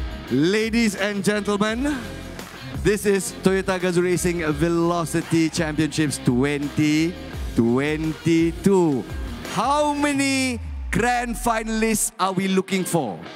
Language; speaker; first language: English; non-native, local second language; Malay